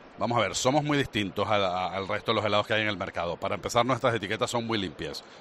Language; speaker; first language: Spanish; native; Spanish